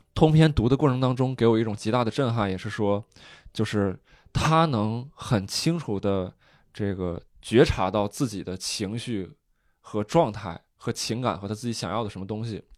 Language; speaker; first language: Chinese; native; Chinese